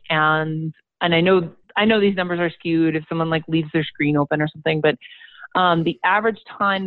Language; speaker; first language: English; native; English